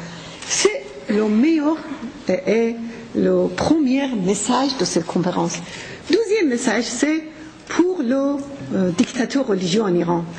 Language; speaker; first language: French; non-native, fluent; Persian